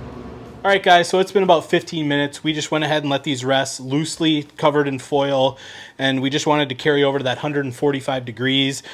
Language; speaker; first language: English; native; English